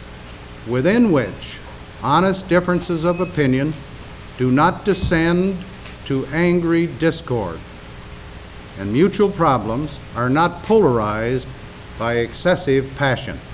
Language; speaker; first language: English; native; English